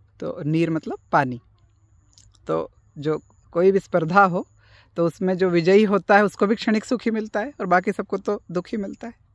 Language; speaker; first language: Hindi; native; Hindi